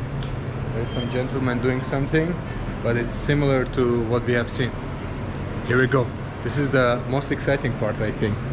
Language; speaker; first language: English; non-native, fluent; Azerbaijani